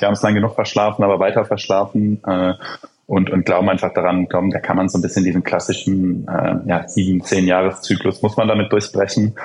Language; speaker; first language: German; native; German